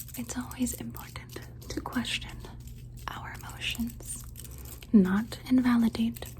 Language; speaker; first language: English; early bilingual, other home language; Spanish